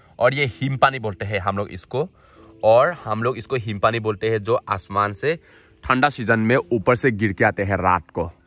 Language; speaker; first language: Hindi; non-native, local second language; Assamese